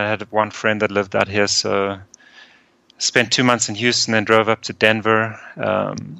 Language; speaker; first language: English; early bilingual, other home language; German